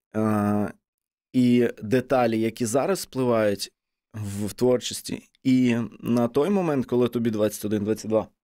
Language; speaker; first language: Ukrainian; non-native, local second language; Russian